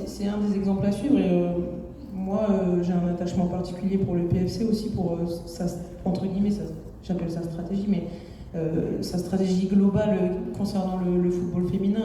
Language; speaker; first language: French; native; French